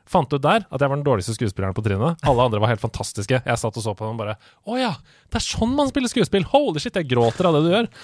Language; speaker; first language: Norwegian; native; Norwegian